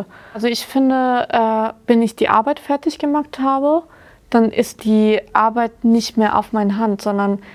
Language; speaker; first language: German; non-native, fluent; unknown